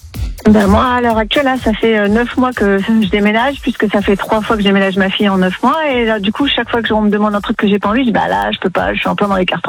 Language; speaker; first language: French; native; French